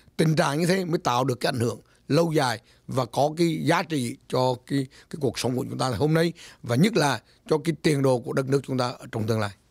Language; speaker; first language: Vietnamese; native; Vietnamese